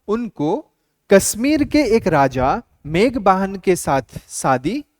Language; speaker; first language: Hindi; non-native, local second language; Assamese